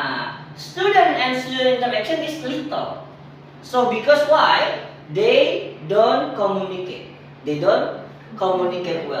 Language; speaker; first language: English; non-native, fluent; Indonesian